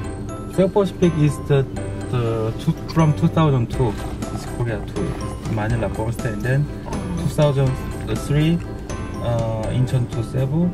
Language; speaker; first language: English; non-native, learner; Korean